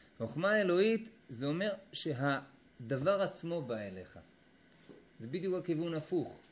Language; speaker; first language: Hebrew; native; Hebrew